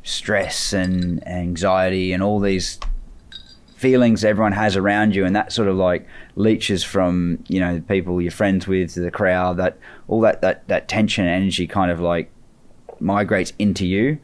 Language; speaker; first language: English; native; English